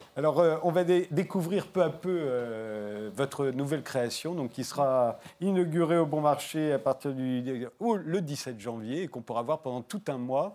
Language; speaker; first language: French; native; French